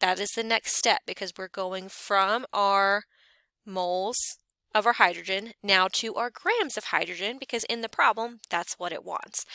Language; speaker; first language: English; native; English